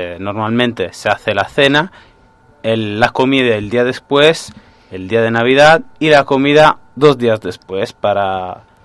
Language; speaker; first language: Spanish; non-native, fluent; Italian